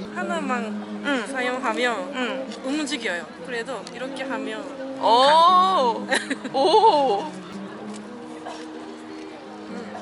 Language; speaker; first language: Korean; non-native, learner; Japanese